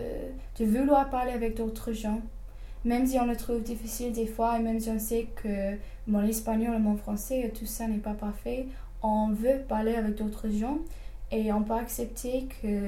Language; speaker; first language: French; non-native, fluent; English